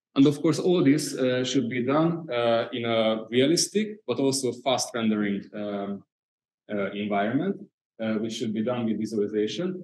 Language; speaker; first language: English; non-native, fluent; Hungarian